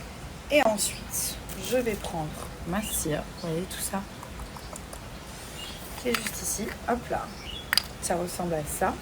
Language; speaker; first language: French; native; French